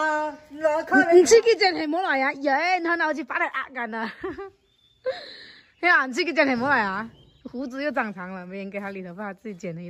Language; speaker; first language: Chinese; native; Chinese